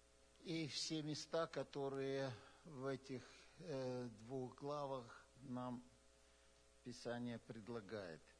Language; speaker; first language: Russian; native; Russian